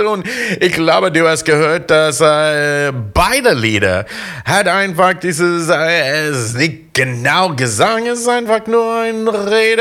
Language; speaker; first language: German; non-native, fluent; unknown